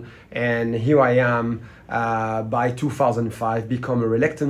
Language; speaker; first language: English; non-native, fluent; French